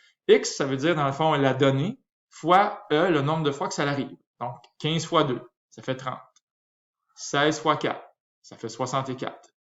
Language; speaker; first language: French; native; French